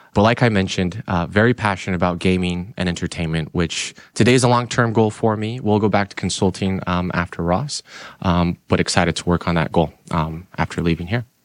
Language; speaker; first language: English; non-native, fluent; Portuguese